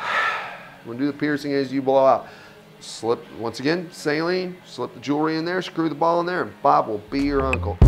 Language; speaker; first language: English; native; English